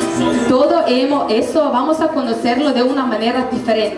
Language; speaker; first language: Spanish; non-native, fluent; Slovenian